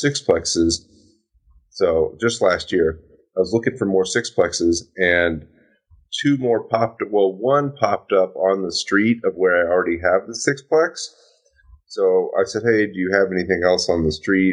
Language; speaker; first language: English; native; English